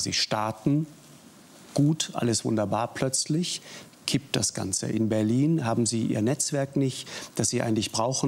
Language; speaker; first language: German; native; German